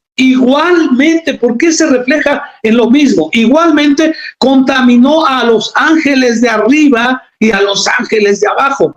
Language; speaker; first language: Spanish; native; Spanish